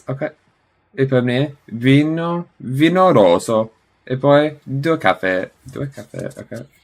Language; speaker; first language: Italian; non-native, learner; English